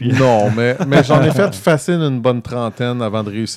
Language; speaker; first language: French; native; French